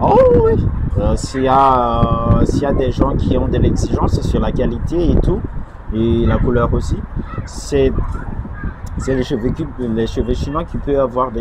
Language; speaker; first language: French; non-native, fluent; Chinese